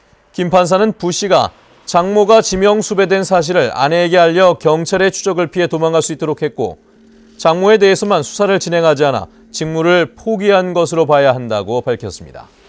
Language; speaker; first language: Korean; native; Korean